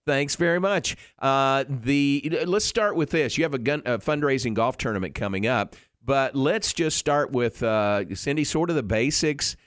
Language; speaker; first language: English; native; English